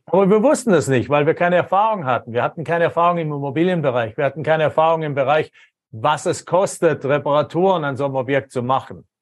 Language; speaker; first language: German; native; German